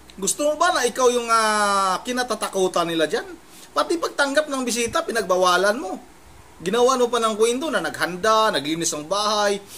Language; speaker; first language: Filipino; native; Filipino